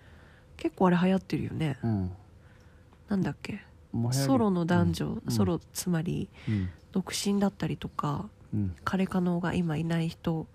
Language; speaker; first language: Japanese; native; Japanese